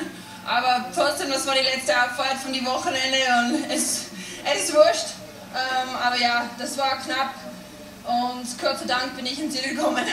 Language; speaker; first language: German; non-native, fluent; English